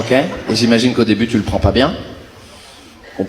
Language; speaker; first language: French; native; French